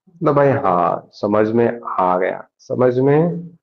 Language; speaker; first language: Hindi; non-native, local second language; Marathi